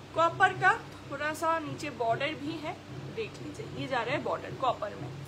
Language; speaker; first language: Hindi; non-native, local second language; Bangla